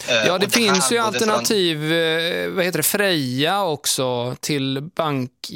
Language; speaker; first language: Swedish; native; Swedish